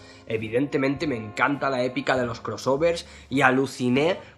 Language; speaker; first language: Spanish; native; Spanish